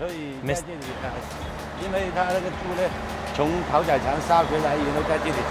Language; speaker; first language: Chinese; native; Chinese